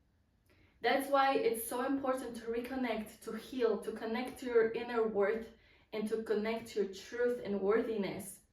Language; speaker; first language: English; non-native, fluent; Polish